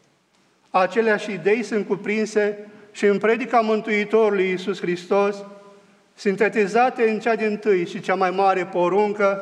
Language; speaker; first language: Romanian; native; Romanian